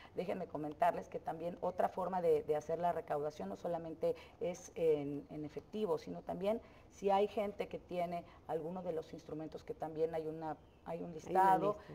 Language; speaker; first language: Spanish; native; Spanish